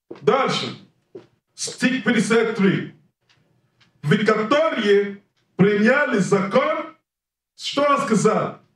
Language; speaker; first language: Russian; non-native, learner; English